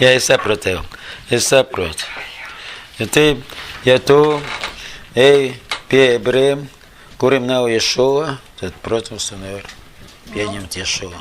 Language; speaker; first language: Latvian; non-native, learner; Russian